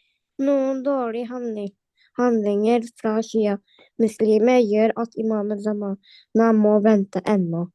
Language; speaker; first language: Norwegian; non-native, learner; Urdu